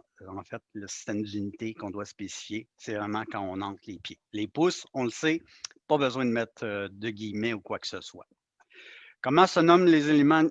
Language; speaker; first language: French; native; French